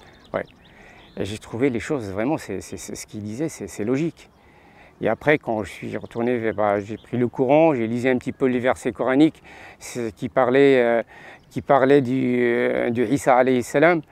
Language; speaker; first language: French; non-native, local second language; Arabic